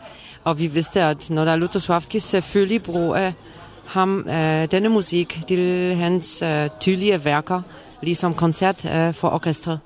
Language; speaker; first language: Danish; non-native, fluent; Polish